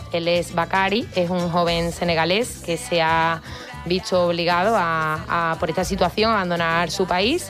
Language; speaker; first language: Spanish; native; Spanish